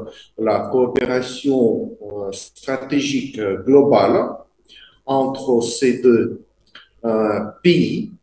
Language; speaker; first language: French; non-native, fluent; Russian